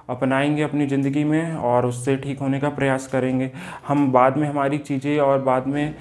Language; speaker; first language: Hindi; native; Hindi